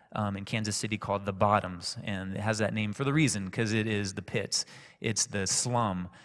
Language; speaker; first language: English; native; English